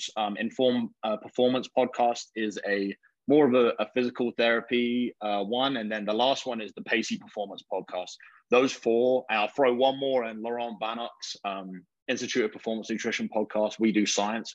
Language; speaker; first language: English; native; English